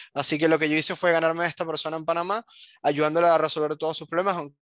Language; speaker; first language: Spanish; native; Spanish